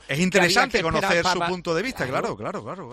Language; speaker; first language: Spanish; native; Spanish